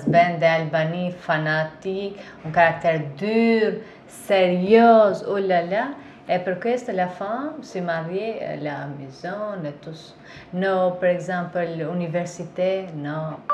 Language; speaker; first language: French; non-native, learner; Albanian